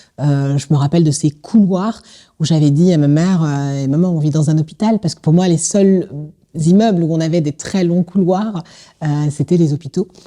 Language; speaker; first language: French; native; French